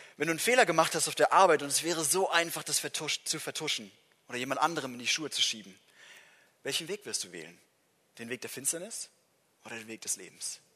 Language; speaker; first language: German; non-native, fluent; English